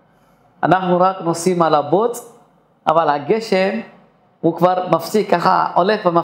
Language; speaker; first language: Hebrew; non-native, fluent; Amharic